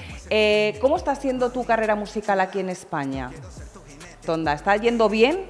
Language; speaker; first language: Spanish; native; Spanish